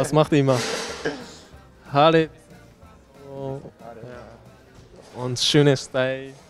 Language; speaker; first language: German; non-native, learner; Japanese